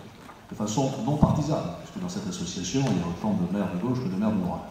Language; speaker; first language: French; native; French